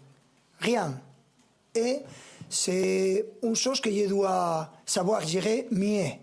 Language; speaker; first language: French; non-native, fluent; Spanish